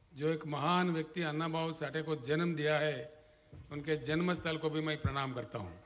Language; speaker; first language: Hindi; non-native, local second language; Telugu